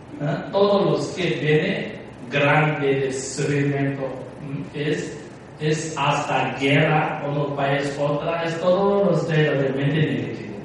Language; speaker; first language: Spanish; non-native, learner; Tibetan